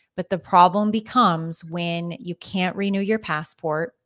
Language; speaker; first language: English; native; English